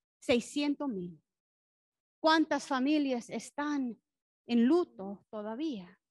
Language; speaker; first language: Spanish; non-native, fluent; English